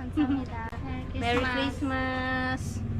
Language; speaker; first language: Korean; non-native, learner; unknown